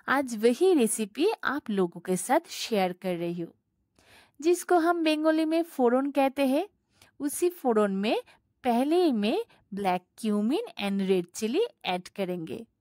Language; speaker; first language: Hindi; non-native, local second language; Bangla